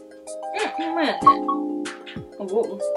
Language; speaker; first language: Japanese; native; Japanese